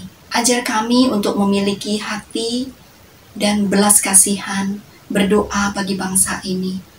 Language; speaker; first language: Indonesian; native; Indonesian